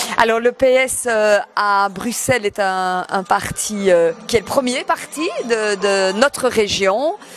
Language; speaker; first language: French; native; French